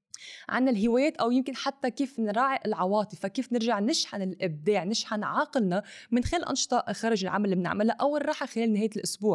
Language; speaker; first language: Arabic; native; Arabic